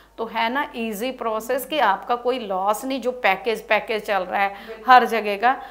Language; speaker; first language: Hindi; non-native, local second language; Punjabi